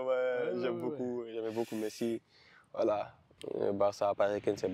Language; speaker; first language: French; non-native, local second language; Wolof